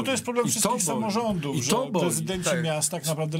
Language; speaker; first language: Polish; native; Polish